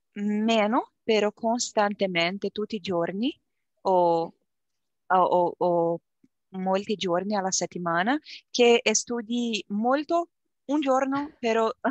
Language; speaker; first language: Italian; non-native, learner; Portuguese